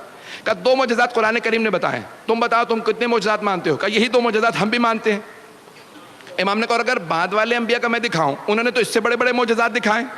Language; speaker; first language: Urdu; native; Urdu